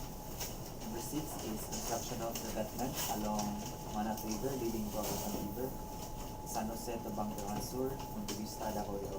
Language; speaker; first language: English; non-native, local second language; Cebuano